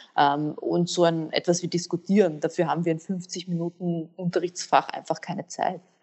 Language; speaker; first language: German; early bilingual, other home language; Bosnian